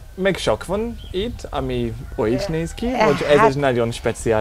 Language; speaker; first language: Hungarian; non-native, learner; English